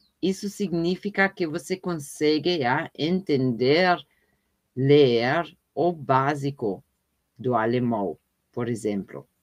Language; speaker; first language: Portuguese; non-native, fluent; German